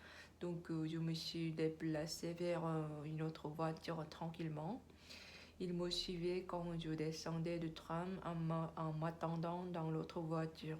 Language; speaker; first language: French; non-native, learner; Korean